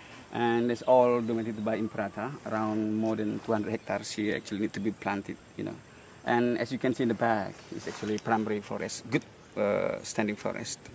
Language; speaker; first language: English; non-native, fluent; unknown